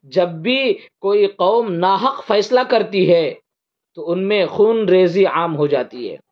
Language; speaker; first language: Urdu; native; Urdu